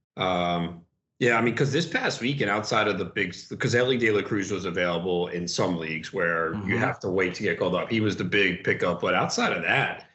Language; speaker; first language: English; native; English